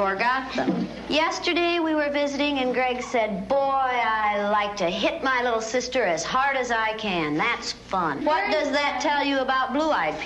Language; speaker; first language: English; native; English